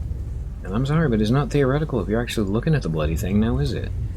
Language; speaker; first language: English; native; English